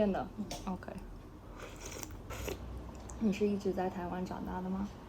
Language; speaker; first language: Chinese; early bilingual, heritage; English